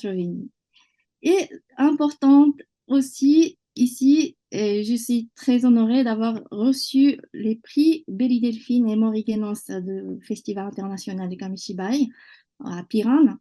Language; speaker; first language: French; non-native, fluent; Japanese